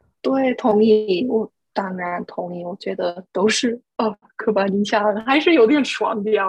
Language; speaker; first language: Chinese; non-native, fluent; English